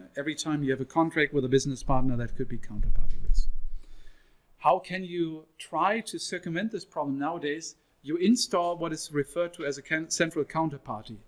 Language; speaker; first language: English; non-native, fluent; German